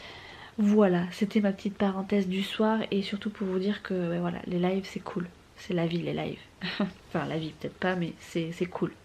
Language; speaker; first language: French; native; French